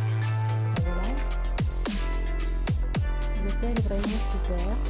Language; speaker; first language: French; non-native, learner; Russian